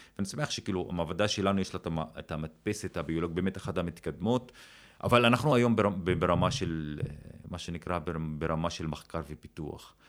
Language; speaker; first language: Hebrew; non-native, local second language; Arabic